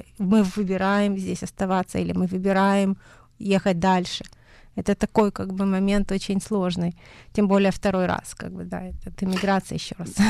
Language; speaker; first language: Russian; native; Russian